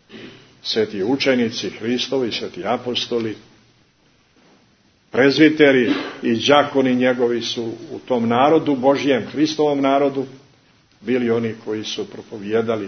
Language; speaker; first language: Croatian; native; Croatian